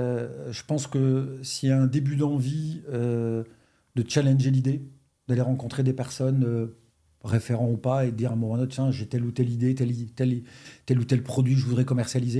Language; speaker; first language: French; native; French